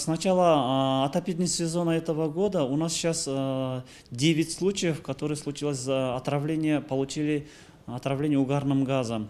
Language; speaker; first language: Russian; non-native, local second language; Kazakh